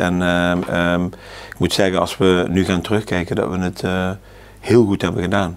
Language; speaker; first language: Dutch; early bilingual, other home language; Turkish